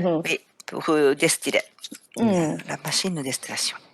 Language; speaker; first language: French; non-native, fluent; Japanese